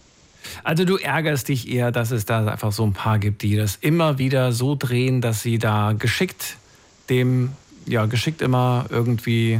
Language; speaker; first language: German; native; German